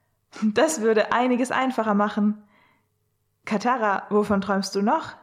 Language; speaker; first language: German; native; German